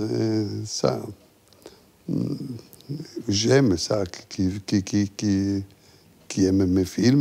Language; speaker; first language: French; non-native, fluent; Italian